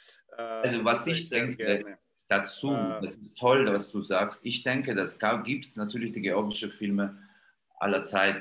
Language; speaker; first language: German; non-native, fluent; Georgian